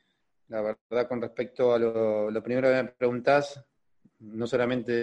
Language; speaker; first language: Spanish; native; Spanish